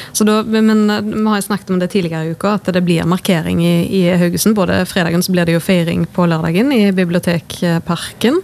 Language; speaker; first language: Norwegian; native; Norwegian